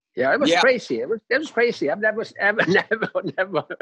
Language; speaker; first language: English; non-native, fluent; Norwegian